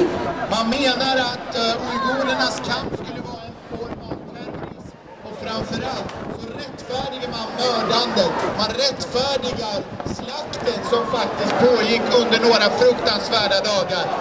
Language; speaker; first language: Swedish; native; Swedish